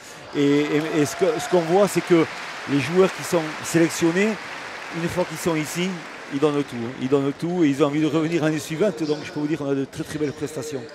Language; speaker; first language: French; native; French